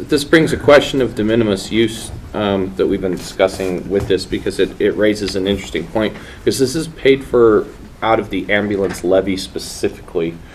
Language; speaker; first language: English; native; English